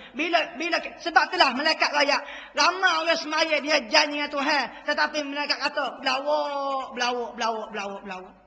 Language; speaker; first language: Malay; native; Malay